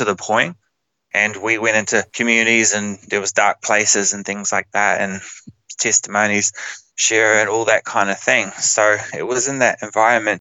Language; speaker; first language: English; native; English